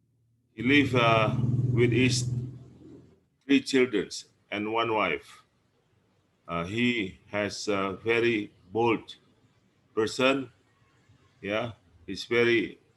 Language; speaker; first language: English; non-native, learner; Indonesian